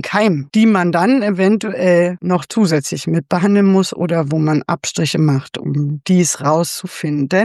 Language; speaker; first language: German; native; German